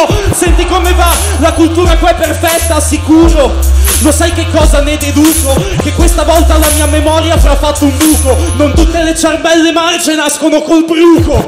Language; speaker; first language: Italian; native; Italian